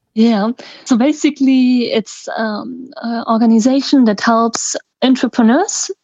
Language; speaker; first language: English; non-native, fluent; German